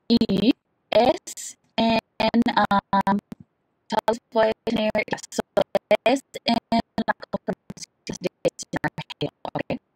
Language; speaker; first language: Spanish; non-native, fluent; English